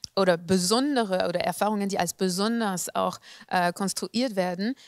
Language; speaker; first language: German; non-native, fluent; French